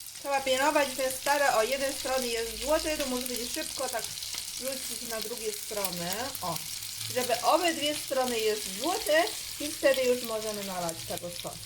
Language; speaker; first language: Polish; non-native, learner; Chinese